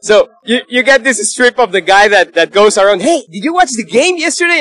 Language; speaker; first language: English; non-native, fluent; Spanish